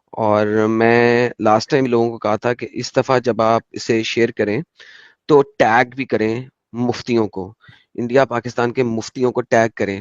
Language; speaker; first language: Urdu; native; Urdu